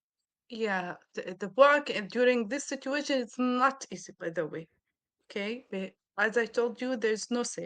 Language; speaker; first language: English; non-native, learner; Arabic